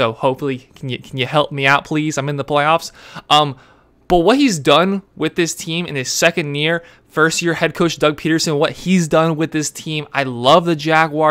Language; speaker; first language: English; native; English